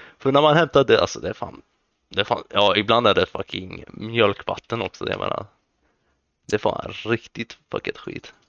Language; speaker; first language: Swedish; early bilingual, other home language; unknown